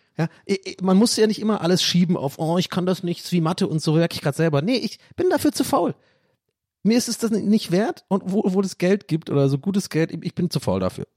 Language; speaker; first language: German; non-native, fluent; English